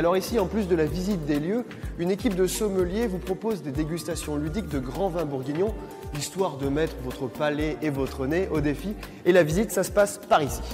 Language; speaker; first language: French; native; French